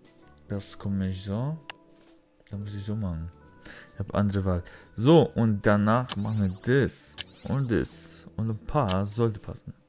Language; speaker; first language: German; non-native, learner; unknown